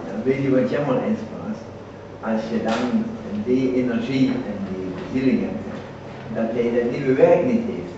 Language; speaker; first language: English; non-native, learner; Dutch